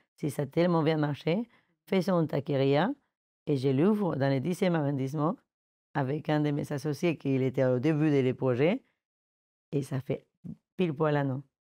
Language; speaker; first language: French; non-native, fluent; Spanish